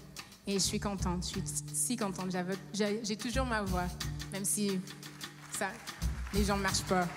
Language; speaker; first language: French; non-native, fluent; English